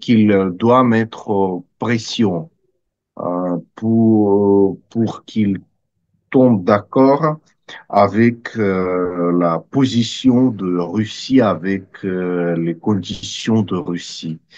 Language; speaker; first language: French; non-native, fluent; Russian